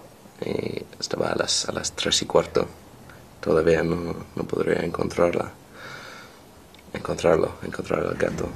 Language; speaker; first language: Spanish; non-native, learner; English